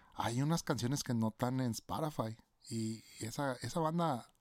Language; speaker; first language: Spanish; early bilingual, other home language; English